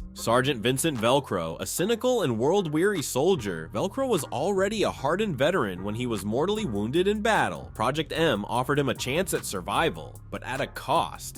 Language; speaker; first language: English; native; English